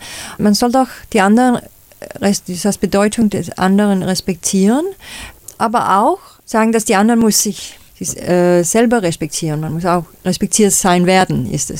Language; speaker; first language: German; non-native, fluent; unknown